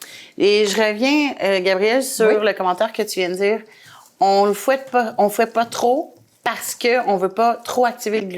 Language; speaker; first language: French; native; French